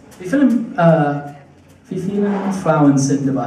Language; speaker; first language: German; non-native, learner; English